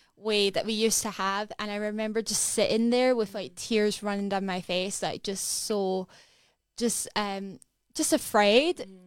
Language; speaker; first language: English; native; English